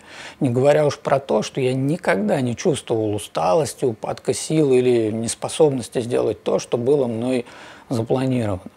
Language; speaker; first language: Russian; native; Russian